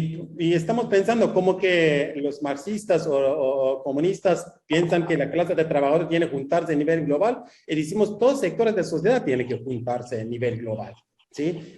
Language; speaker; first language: Spanish; non-native, fluent; Kurdish